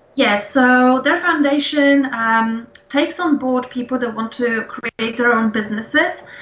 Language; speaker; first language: English; non-native, fluent; Polish